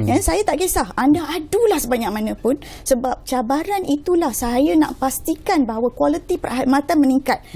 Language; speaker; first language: Malay; native; Malay